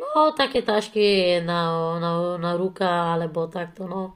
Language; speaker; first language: Slovak; non-native, learner; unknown